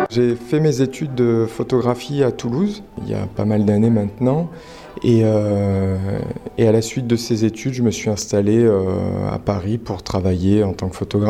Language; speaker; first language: French; native; French